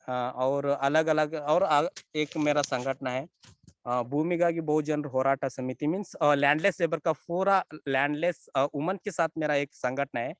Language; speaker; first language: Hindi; non-native, local second language; Kannada